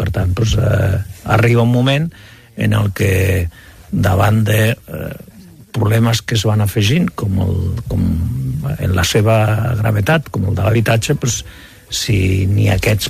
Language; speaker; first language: Catalan; non-native, local second language; Spanish